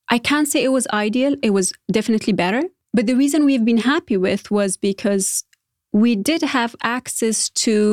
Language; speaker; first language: English; non-native, fluent; Persian